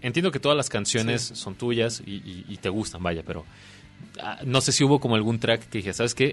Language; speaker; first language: Spanish; native; Spanish